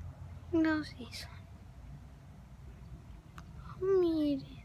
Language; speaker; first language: Spanish; early bilingual, heritage; Spanish